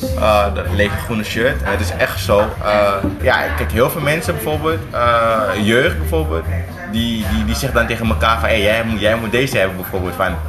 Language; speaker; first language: Dutch; early bilingual, other home language; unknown